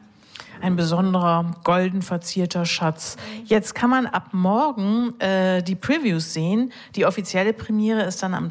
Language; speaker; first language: German; native; German